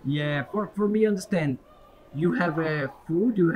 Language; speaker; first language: English; non-native, learner; Portuguese